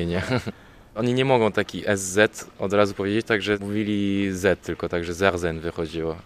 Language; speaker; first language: Polish; early bilingual, heritage; French